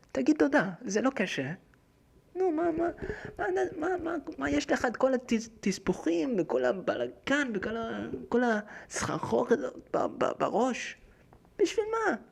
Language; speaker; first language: Hebrew; early bilingual, heritage; Hebrew